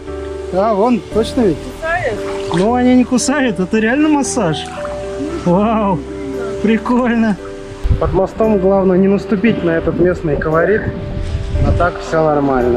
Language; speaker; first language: Russian; native; Russian